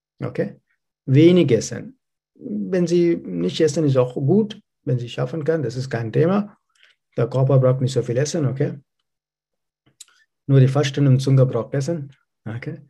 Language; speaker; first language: German; non-native, learner; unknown